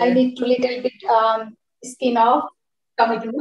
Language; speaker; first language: English; non-native, learner; Bangla